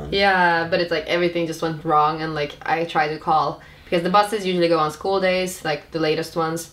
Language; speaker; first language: English; non-native, fluent; Finnish